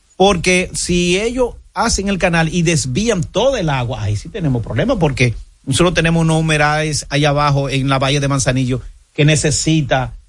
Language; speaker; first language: Spanish; native; Spanish